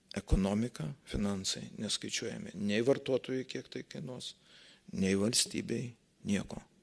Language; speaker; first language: Lithuanian; native; Lithuanian